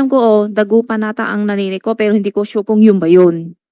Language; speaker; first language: Filipino; non-native, learner; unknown